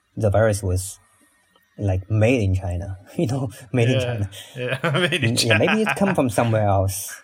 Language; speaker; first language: English; non-native, fluent; Chinese